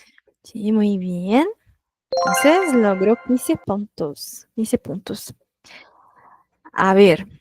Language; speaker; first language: Spanish; non-native, fluent; Portuguese